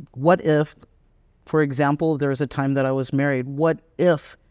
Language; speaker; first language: English; native; English